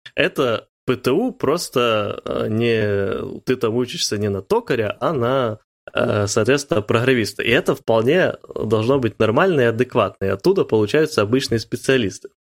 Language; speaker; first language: Russian; native; Russian